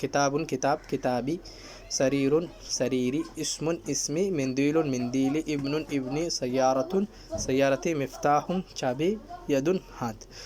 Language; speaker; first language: Urdu; native; Urdu